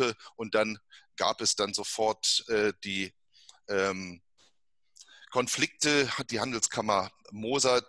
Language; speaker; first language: German; native; German